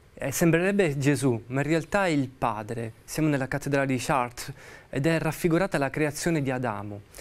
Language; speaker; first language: Italian; native; Italian